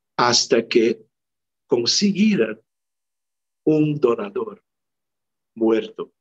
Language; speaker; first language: Spanish; non-native, local second language; Portuguese